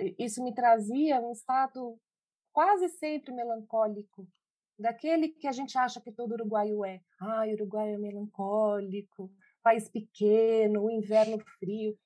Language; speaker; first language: Portuguese; early bilingual, other home language; Spanish